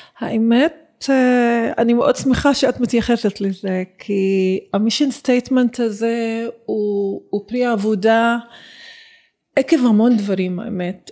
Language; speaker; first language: Hebrew; non-native, local second language; Arabic